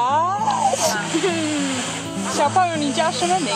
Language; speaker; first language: Chinese; non-native, learner; English